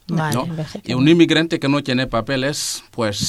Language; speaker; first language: Spanish; non-native, fluent; Serer